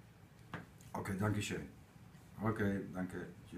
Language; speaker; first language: German; non-native, learner; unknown